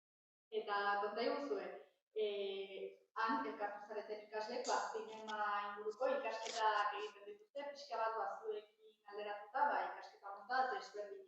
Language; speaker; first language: Basque; native; Basque